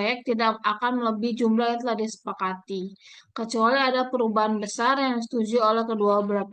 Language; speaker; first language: Indonesian; native; Indonesian